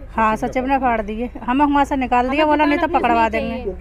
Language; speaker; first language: Hindi; native; Hindi